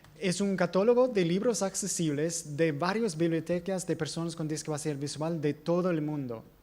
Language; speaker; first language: Spanish; non-native, fluent; English